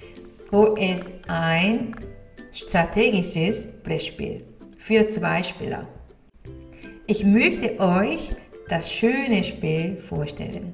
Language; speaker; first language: German; non-native, fluent; Korean